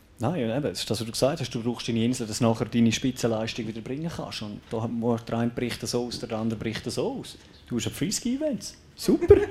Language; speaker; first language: German; native; German